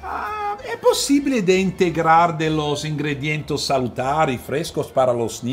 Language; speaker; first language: Spanish; non-native, learner; Italian